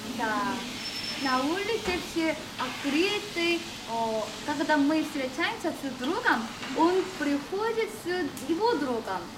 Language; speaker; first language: Russian; non-native, learner; Korean